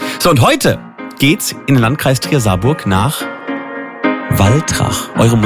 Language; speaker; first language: German; native; German